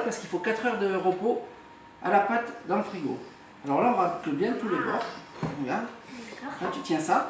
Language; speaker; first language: French; native; French